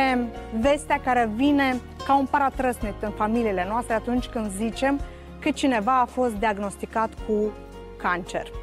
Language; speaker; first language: Romanian; native; Romanian